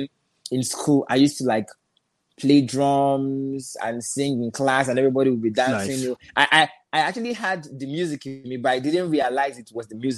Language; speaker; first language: English; non-native, local second language; Igbo